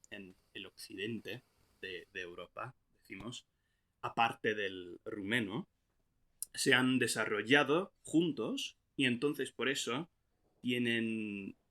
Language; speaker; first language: Spanish; non-native, fluent; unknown